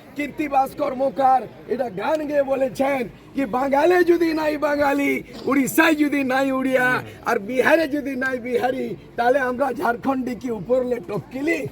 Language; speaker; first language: Bangla; non-native, local second language; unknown